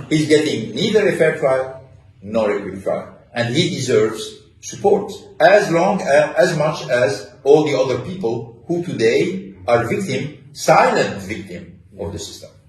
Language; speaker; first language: English; non-native, fluent; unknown